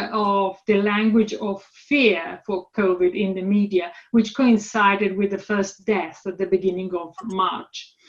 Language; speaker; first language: English; non-native, fluent; Italian